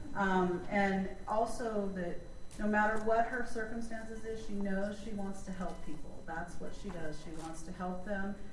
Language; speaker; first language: English; native; English